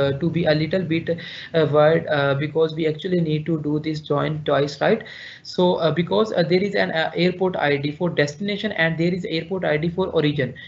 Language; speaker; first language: English; non-native, local second language; Urdu